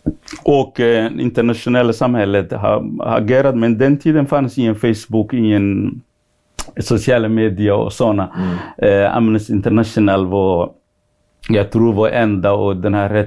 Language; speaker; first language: Swedish; non-native, fluent; Somali